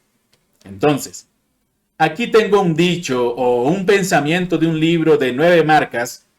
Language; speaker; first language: Spanish; non-native, fluent; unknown